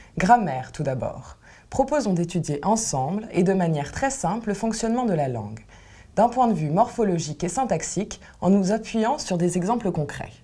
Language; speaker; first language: French; native; French